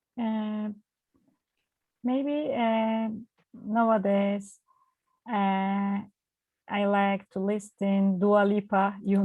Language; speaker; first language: English; non-native, learner; Turkish